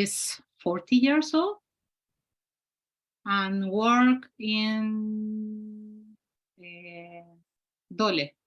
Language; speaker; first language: English; non-native, learner; Spanish